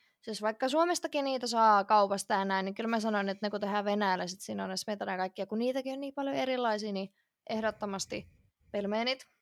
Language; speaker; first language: Finnish; early bilingual, other home language; Russian